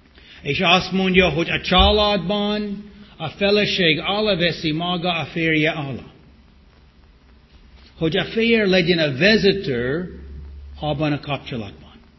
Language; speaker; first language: Hungarian; non-native, fluent; English